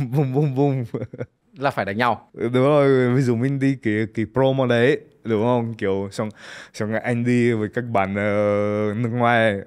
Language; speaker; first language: Vietnamese; early bilingual, heritage; Russian